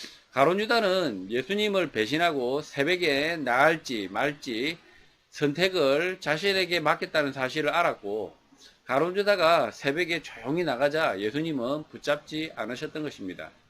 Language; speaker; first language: Korean; native; Korean